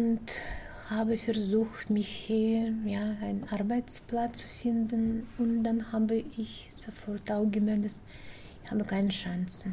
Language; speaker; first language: German; non-native, learner; Russian